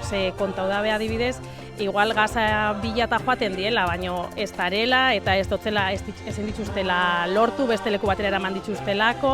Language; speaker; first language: Basque; native; Basque